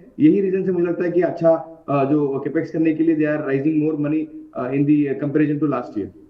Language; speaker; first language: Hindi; non-native, local second language; Kannada